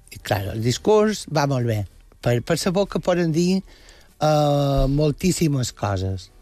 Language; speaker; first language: Catalan; non-native, local second language; Spanish